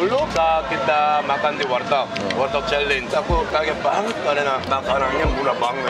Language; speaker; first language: Indonesian; non-native, fluent; Korean